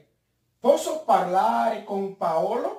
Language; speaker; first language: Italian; non-native, fluent; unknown